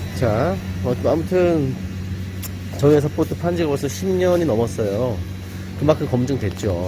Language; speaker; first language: Korean; native; Korean